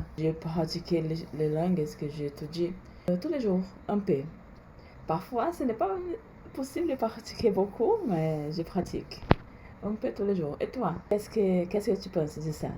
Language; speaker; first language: French; non-native, learner; Portuguese